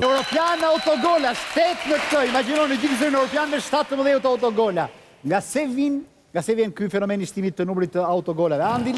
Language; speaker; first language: Albanian; native; Albanian